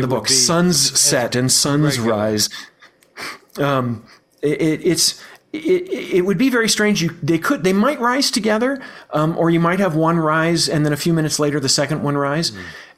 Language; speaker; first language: English; native; English